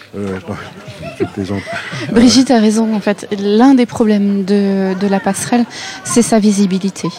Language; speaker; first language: French; native; French